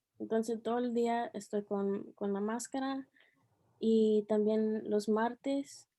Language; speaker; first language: Spanish; early bilingual, heritage; Spanish